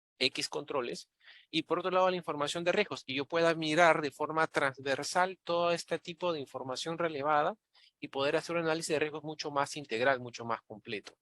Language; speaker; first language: Spanish; native; Spanish